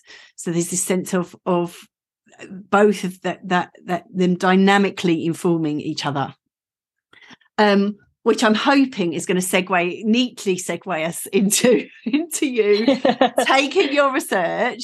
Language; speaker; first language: English; native; English